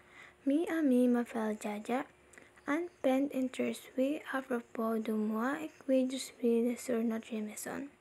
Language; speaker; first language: French; non-native, learner; Filipino